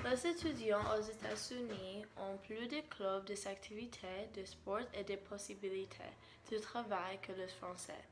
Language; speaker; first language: French; non-native, learner; English